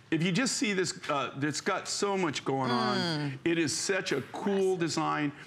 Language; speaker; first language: English; native; English